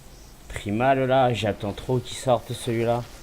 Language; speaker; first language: French; native; French